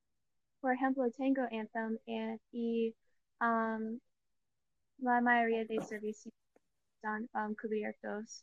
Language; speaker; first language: Spanish; non-native, learner; English